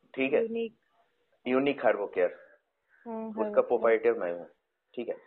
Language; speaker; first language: Hindi; non-native, local second language; Bangla